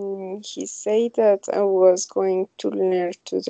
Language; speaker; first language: English; non-native, learner; Spanish